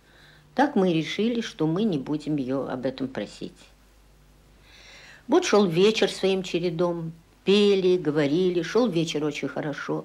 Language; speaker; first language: Russian; native; Russian